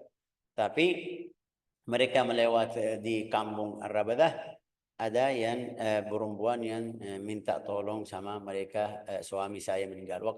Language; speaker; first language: Indonesian; non-native, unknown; Arabic